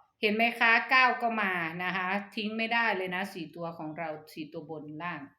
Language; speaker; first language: Thai; non-native, local second language; Northeastern Thai